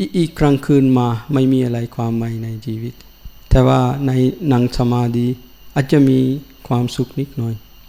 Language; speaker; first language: Thai; non-native, learner; Sinhala